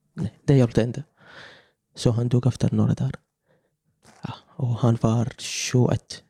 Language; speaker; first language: Swedish; non-native, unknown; Arabic